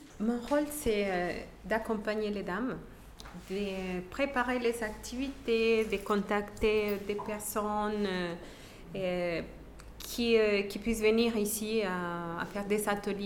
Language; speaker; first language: French; non-native, fluent; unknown